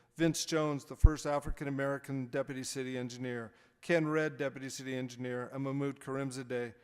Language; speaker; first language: English; native; English